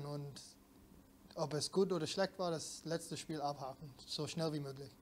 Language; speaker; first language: German; non-native, fluent; English